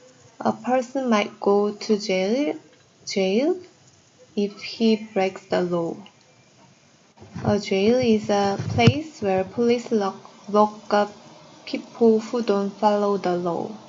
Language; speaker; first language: English; non-native, learner; Korean